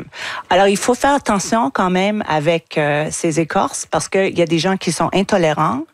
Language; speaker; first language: French; non-native, fluent; English